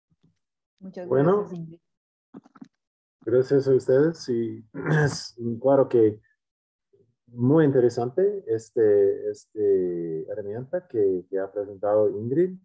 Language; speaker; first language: Spanish; non-native, fluent; English